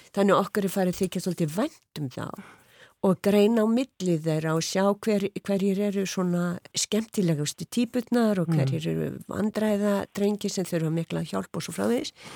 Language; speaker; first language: Icelandic; native; Icelandic